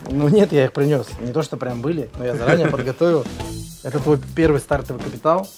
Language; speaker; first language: Russian; native; Russian